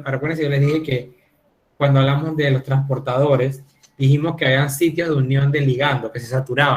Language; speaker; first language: Spanish; native; Spanish